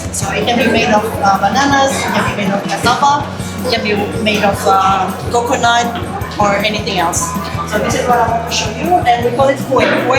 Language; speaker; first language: English; non-native, fluent; Indonesian